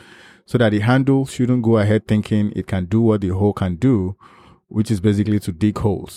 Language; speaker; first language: English; non-native, local second language; Yoruba